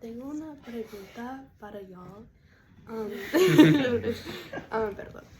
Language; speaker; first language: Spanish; non-native, learner; English